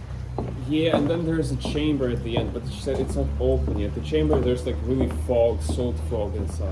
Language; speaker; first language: English; non-native, fluent; German